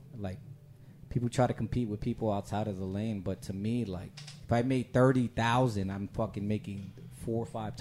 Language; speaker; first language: English; native; English